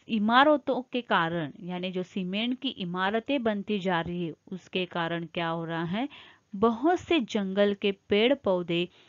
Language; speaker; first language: Hindi; non-native, local second language; Marathi